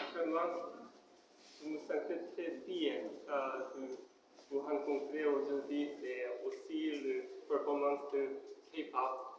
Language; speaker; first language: French; non-native, fluent; Korean